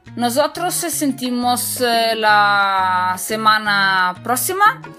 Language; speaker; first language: Italian; native; Italian